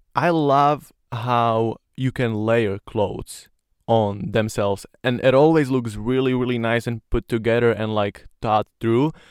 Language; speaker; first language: English; non-native, fluent; Slovak